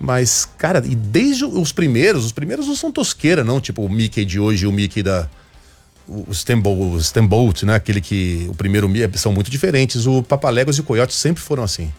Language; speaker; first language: Portuguese; native; Portuguese